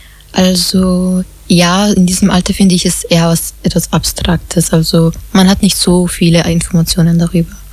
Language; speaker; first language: German; early bilingual, other home language; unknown